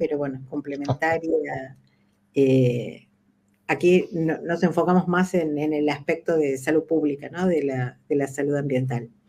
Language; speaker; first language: Spanish; native; Spanish